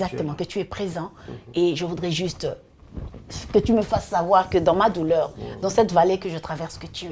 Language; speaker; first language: French; non-native, local second language; Lingala